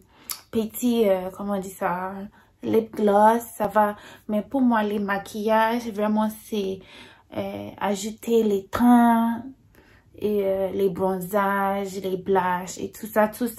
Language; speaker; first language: French; non-native, fluent; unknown